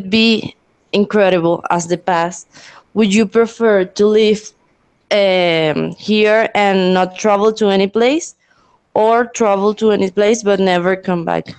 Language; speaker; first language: English; non-native, learner; Spanish